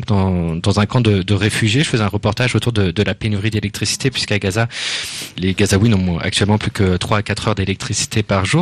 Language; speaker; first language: French; native; French